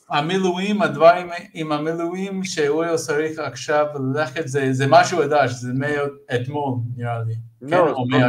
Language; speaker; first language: Hebrew; non-native, fluent; English